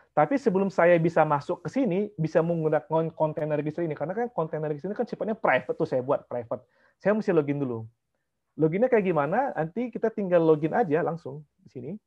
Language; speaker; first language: Indonesian; native; Indonesian